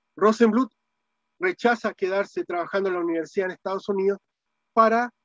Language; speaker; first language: Spanish; native; Spanish